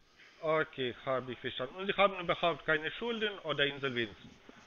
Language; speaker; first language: German; non-native, fluent; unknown